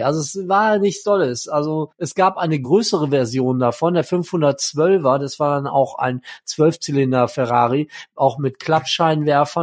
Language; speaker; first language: German; native; German